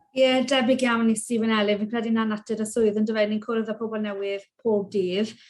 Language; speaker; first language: Welsh; native; Welsh